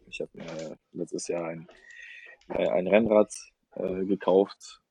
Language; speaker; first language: German; early bilingual, other home language; Russian